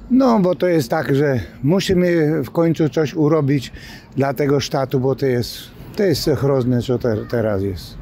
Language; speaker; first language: Slovak; non-native, local second language; Polish